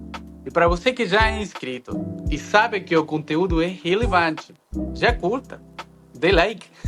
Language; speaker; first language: Portuguese; non-native, fluent; Spanish